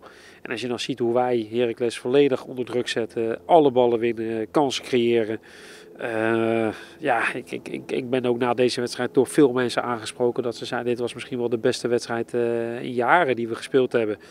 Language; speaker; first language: Dutch; native; Dutch